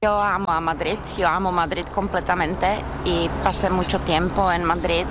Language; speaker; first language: Spanish; non-native, learner; Czech